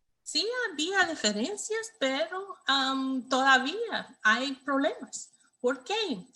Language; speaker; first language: Spanish; non-native, learner; English